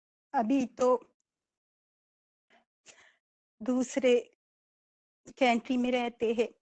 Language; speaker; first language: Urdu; non-native, fluent; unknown